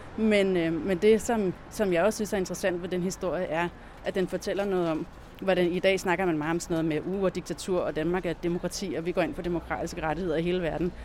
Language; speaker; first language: Danish; native; Danish